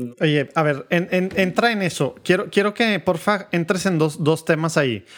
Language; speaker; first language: Spanish; native; Spanish